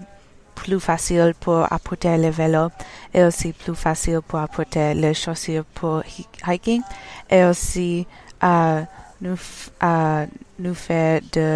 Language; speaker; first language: French; non-native, learner; English